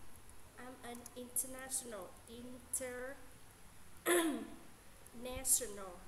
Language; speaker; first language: English; non-native, learner; Vietnamese